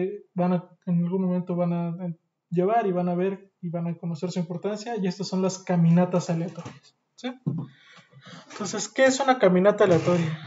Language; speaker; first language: Spanish; native; Spanish